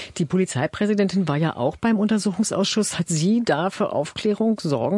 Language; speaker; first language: German; native; German